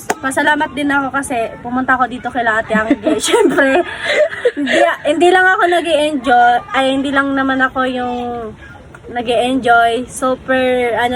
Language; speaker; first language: Filipino; non-native, local second language; Bikol